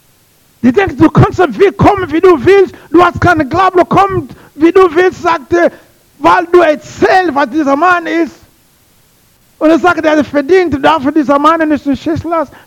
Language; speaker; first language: German; non-native, learner; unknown